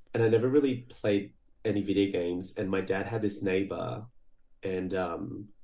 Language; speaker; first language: English; early bilingual, other home language; Portuguese